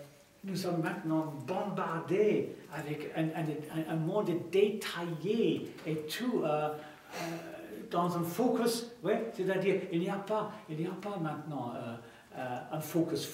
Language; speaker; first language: French; non-native, fluent; English